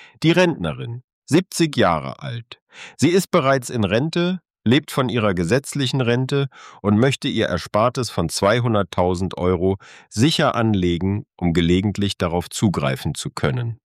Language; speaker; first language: German; native; German